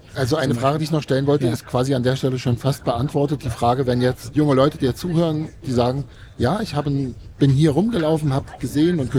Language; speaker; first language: German; native; German